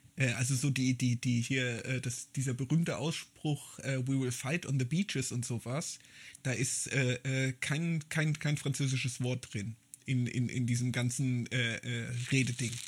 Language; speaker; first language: German; native; German